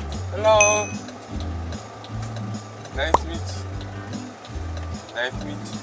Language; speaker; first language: English; non-native, learner; Korean